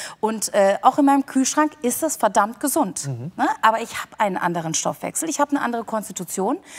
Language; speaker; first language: German; early bilingual, other home language; Turkish